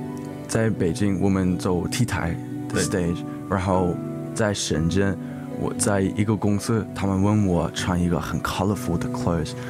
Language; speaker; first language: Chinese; early bilingual, heritage; English